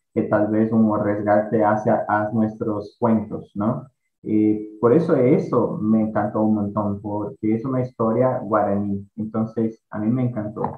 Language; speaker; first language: Spanish; non-native, fluent; Portuguese